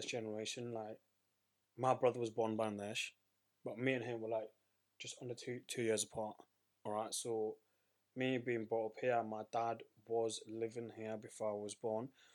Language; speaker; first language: English; native; English